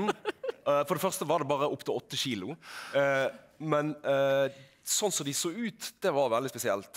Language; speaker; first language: Norwegian; native; Norwegian